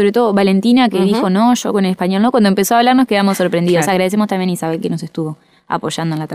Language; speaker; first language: Spanish; native; Spanish